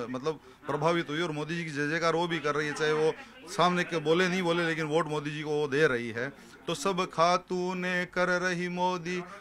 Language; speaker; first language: Hindi; native; Hindi